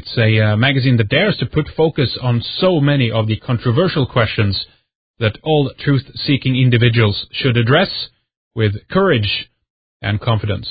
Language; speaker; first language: English; non-native, fluent; Swedish